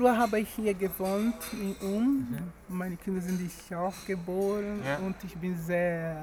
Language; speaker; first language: German; non-native, learner; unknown